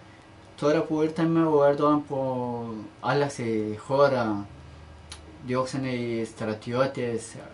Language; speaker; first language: Greek; non-native, learner; Turkish